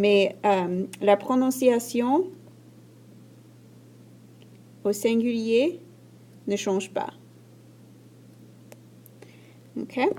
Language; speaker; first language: French; non-native, fluent; English